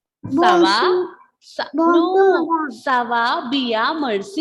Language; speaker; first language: French; non-native, fluent; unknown